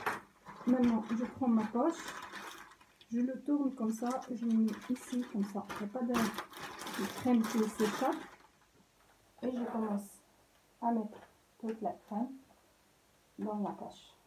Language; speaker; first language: French; non-native, local second language; Arabic